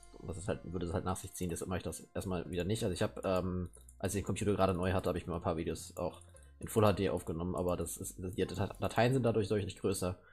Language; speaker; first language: German; native; German